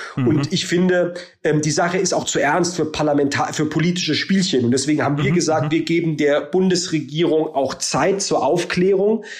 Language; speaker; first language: German; native; German